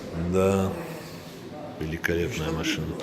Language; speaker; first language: Russian; native; Russian